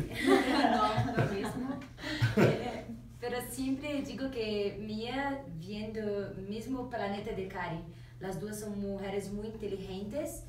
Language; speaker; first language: Portuguese; non-native, learner; Spanish